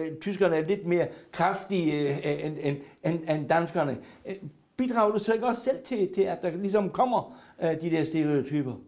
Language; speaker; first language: Danish; non-native, local second language; German